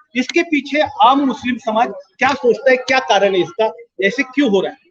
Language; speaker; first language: Hindi; non-native, local second language; Marathi